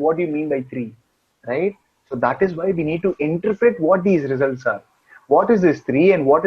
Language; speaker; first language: English; non-native, local second language; Hindi